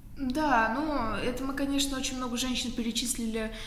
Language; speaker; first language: Russian; native; Russian